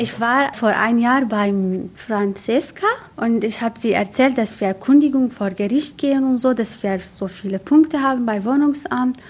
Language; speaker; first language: German; non-native, learner; Arabic